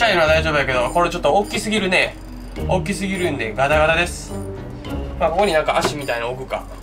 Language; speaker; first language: Japanese; native; Japanese